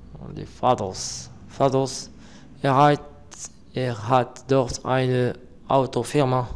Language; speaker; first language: German; non-native, learner; Arabic